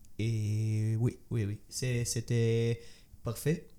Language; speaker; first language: French; non-native, learner; Italian